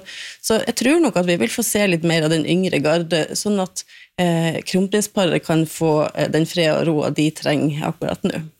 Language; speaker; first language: Norwegian; native; Norwegian